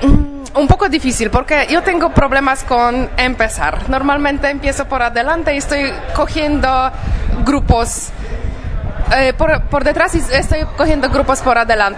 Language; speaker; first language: Spanish; non-native, fluent; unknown